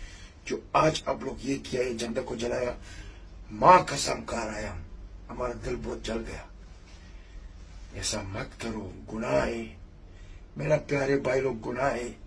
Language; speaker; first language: Hindi; non-native, fluent; Arabic